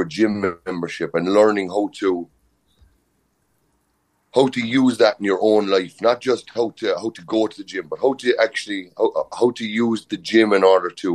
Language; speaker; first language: English; native; English